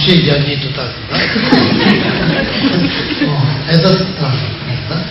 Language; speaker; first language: Russian; non-native, learner; Tibetan